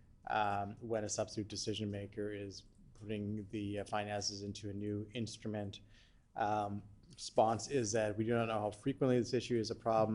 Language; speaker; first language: English; native; English